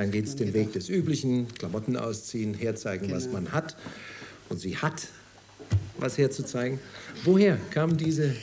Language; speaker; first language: German; native; German